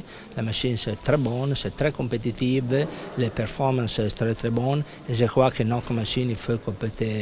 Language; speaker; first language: French; non-native, fluent; Italian